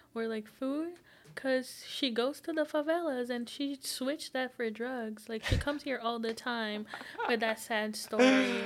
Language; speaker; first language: English; non-native, fluent; Portuguese